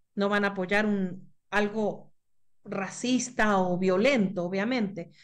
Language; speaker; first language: Spanish; native; Spanish